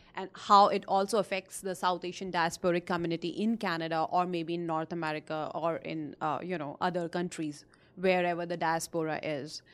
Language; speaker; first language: English; non-native, local second language; Hindi